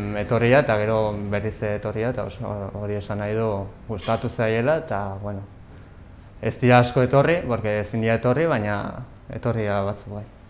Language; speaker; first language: Basque; non-native, local second language; Spanish